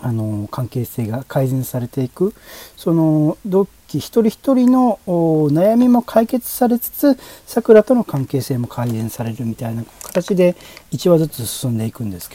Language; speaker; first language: Japanese; native; Japanese